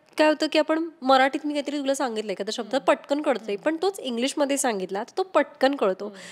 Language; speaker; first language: Marathi; native; Marathi